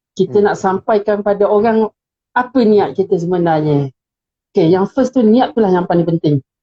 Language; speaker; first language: Malay; native; Malay